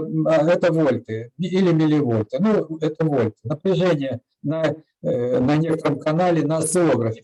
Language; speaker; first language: Russian; native; Russian